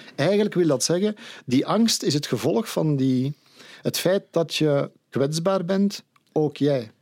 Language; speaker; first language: Dutch; native; Dutch